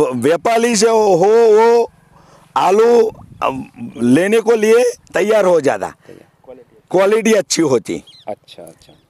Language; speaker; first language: Hindi; non-native, local second language; Gujarati